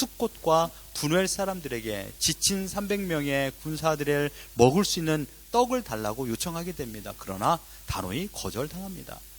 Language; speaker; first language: Korean; native; Korean